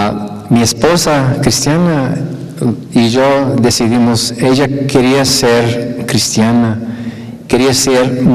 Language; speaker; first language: Spanish; non-native, fluent; English